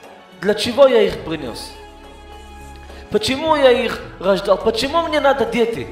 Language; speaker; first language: Russian; early bilingual, heritage; Hebrew